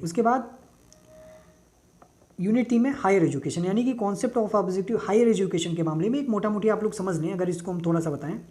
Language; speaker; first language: Hindi; native; Hindi